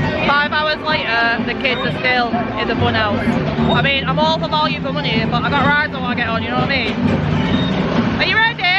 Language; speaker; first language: English; native; English